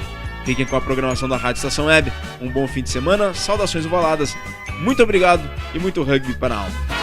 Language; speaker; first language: Portuguese; native; Portuguese